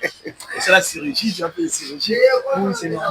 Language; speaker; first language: French; non-native, local second language; Lingala